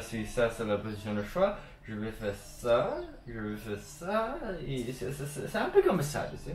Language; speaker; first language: French; non-native, learner; English